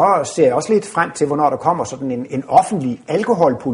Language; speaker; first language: Danish; native; Danish